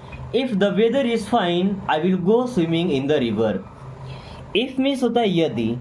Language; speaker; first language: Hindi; native; Hindi